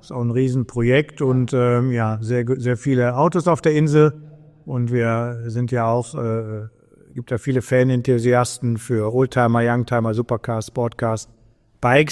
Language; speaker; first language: German; native; German